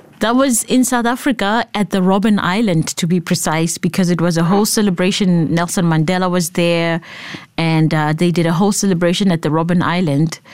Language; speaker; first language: English; non-native, local second language; Southern Sotho